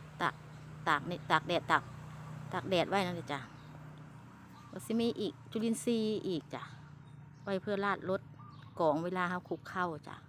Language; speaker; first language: Thai; non-native, local second language; Lao